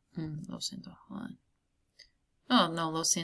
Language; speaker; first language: Spanish; non-native, learner; English